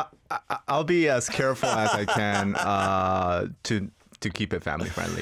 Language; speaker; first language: English; early bilingual, other home language; Korean